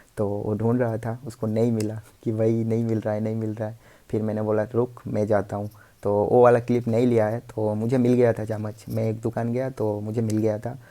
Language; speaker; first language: Hindi; non-native, local second language; Bangla